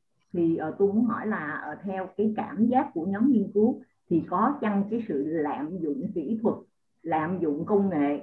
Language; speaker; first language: Vietnamese; native; Vietnamese